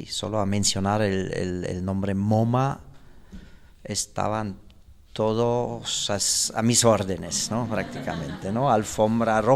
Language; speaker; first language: Spanish; non-native, fluent; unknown